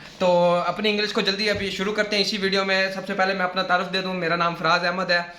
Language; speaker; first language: Urdu; non-native, local second language; Saraiki